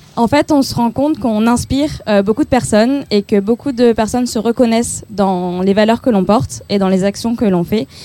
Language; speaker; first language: French; native; French